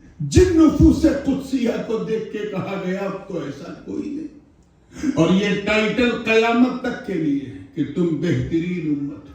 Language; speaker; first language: Urdu; native; Urdu